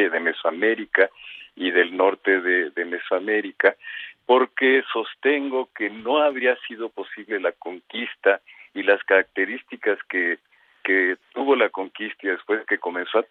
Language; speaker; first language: Spanish; native; Spanish